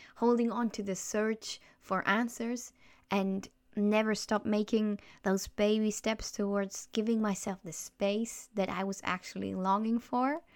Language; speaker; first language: English; non-native, fluent; German